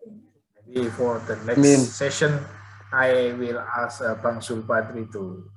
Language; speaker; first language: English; non-native, learner; Indonesian